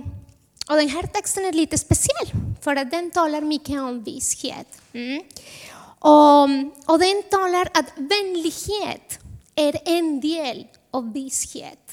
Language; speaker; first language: Swedish; non-native, fluent; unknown